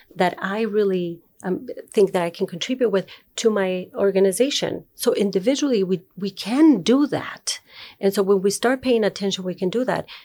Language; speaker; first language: English; non-native, fluent; Spanish